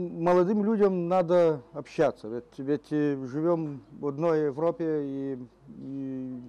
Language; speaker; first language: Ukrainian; non-native, learner; Lithuanian